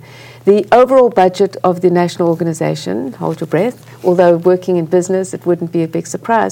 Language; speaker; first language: English; native; English